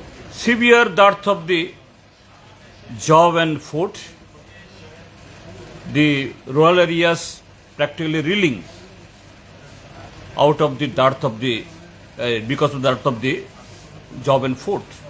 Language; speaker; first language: English; non-native, local second language; Bangla